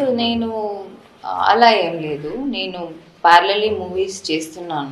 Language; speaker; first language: Telugu; non-native, fluent; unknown